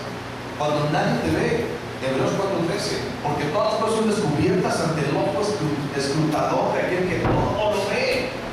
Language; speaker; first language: Spanish; native; Spanish